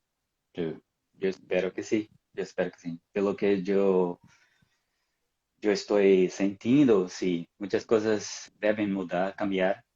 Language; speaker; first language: Spanish; non-native, fluent; Portuguese